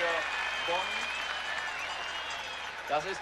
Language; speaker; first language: German; native; German